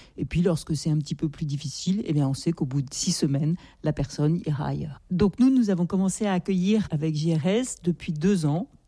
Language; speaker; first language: French; native; French